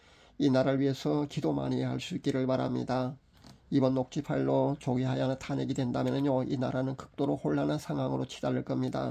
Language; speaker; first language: Korean; native; Korean